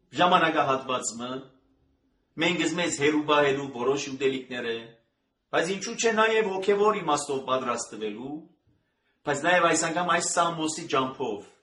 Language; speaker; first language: Armenian; native; Armenian